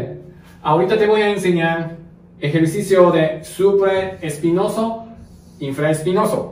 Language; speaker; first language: Spanish; non-native, learner; Japanese